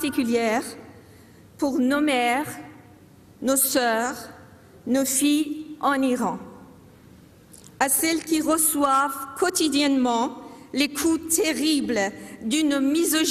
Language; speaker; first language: French; non-native, fluent; Persian